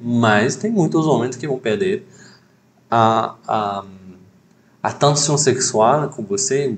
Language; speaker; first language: Portuguese; non-native, fluent; French